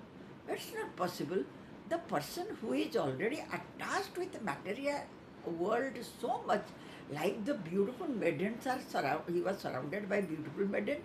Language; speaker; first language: English; non-native, local second language; Odia